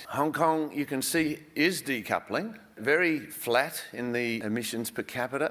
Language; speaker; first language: English; native; English